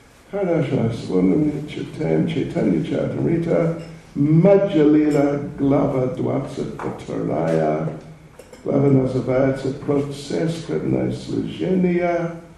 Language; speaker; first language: Russian; non-native, learner; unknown